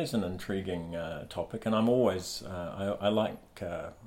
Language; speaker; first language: English; native; English